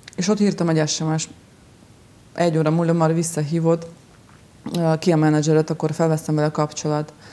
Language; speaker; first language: Hungarian; non-native, fluent; Russian